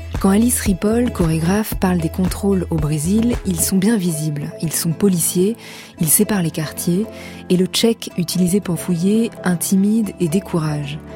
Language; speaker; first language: French; native; French